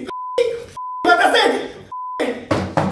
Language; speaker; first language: English; non-native, learner; Japanese